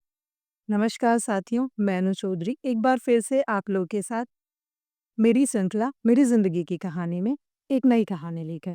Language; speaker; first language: Hindi; native; Hindi